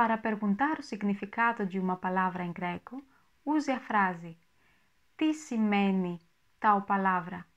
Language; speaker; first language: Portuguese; non-native, fluent; Greek